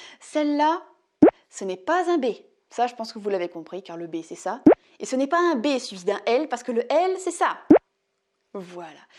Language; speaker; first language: French; native; French